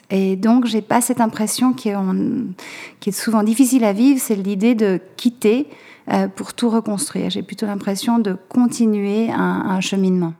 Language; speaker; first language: French; native; French